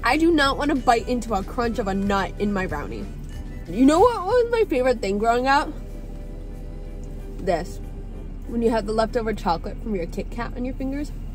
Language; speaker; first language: English; native; English